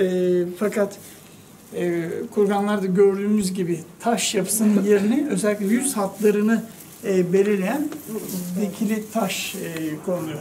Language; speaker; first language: Turkish; native; Turkish